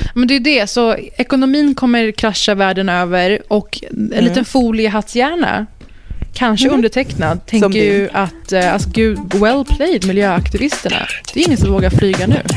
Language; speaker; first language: Swedish; native; Swedish